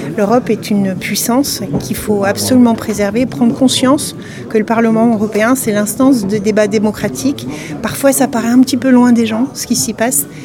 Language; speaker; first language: French; native; French